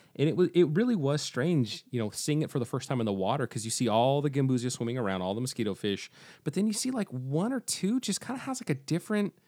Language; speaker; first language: English; native; English